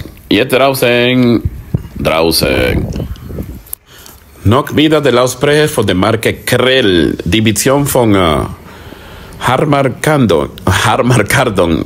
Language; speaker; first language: German; non-native, learner; Spanish